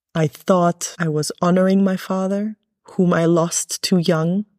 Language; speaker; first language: English; early bilingual, other home language; Arabic